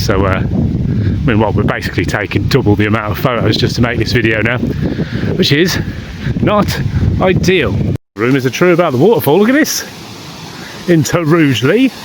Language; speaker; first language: English; native; English